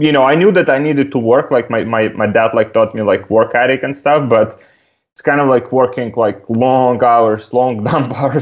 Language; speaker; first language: English; non-native, fluent; Ukrainian